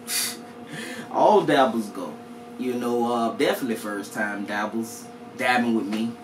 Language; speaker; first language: English; native; English